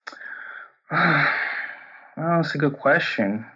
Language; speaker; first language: English; non-native, fluent; Portuguese